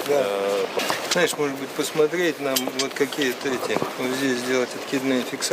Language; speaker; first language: Russian; native; Russian